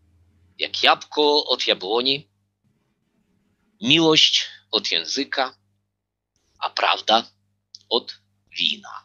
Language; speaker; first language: Polish; non-native, learner; Ukrainian